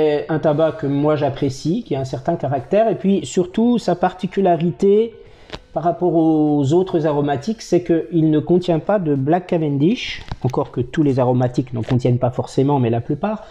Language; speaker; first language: French; native; French